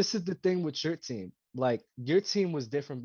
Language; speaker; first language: English; native; English